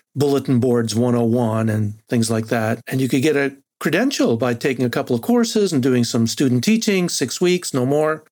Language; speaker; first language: English; non-native, fluent; Spanish